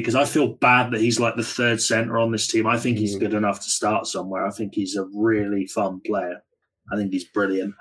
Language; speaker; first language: English; native; English